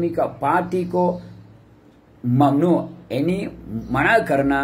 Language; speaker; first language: Hindi; non-native, learner; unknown